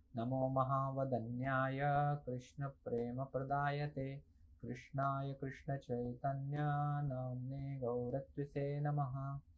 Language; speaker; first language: Hindi; native; Hindi